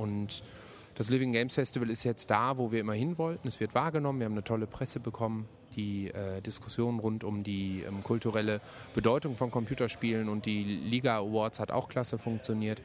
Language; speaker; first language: German; native; German